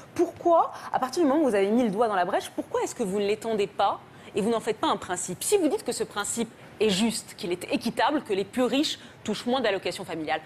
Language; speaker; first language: French; native; French